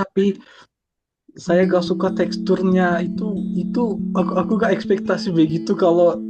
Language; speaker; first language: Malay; non-native, fluent; Turkish